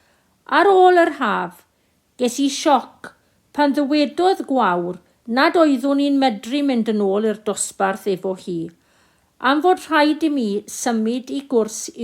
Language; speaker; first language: Welsh; non-native, local second language; English